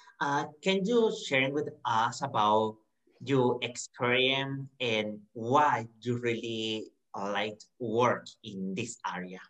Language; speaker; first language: English; non-native, learner; Spanish